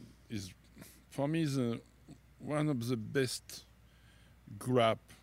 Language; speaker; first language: English; non-native, learner; French